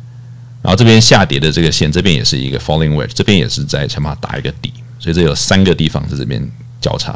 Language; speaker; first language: Chinese; native; Chinese